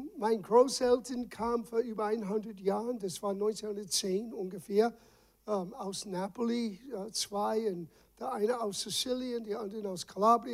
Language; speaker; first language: German; non-native, fluent; English